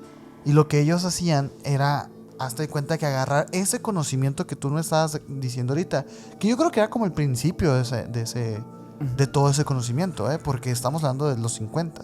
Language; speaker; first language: Spanish; native; Spanish